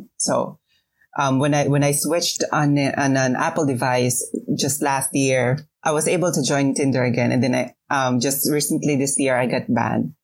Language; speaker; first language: English; non-native, local second language; Filipino